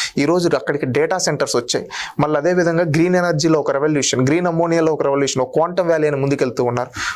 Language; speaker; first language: Telugu; native; Telugu